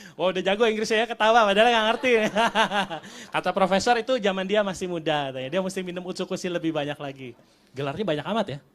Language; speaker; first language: Indonesian; native; Indonesian